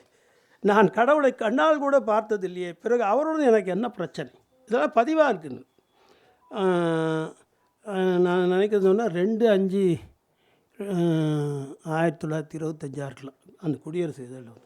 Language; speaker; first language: Tamil; native; Tamil